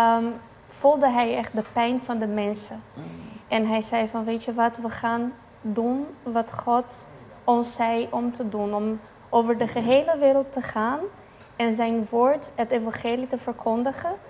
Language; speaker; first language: Dutch; non-native, fluent; Portuguese